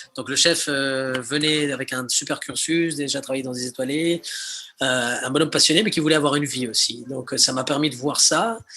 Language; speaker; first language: French; early bilingual, heritage; French